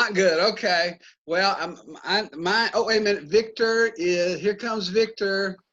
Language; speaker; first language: English; native; English